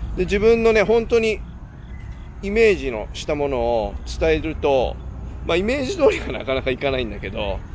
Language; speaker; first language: Japanese; native; Japanese